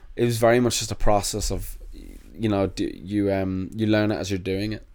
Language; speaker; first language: English; native; English